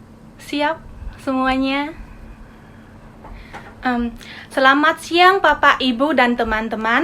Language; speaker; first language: Indonesian; non-native, learner; Khmer